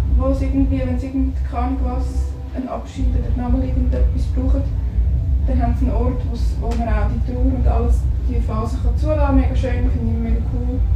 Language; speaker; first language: German; native; German